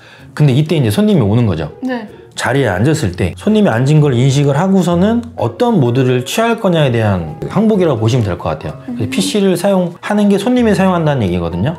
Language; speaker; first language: Korean; native; Korean